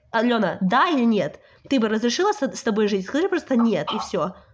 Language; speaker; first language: Russian; early bilingual, heritage; Russian